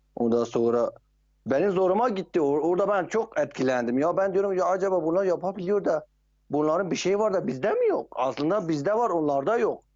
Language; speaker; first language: Turkish; non-native, local second language; Kurdish